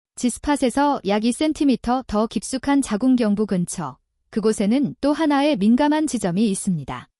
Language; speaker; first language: Korean; native; Korean